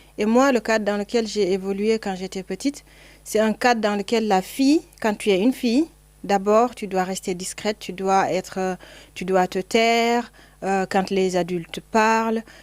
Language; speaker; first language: French; non-native, local second language; Fula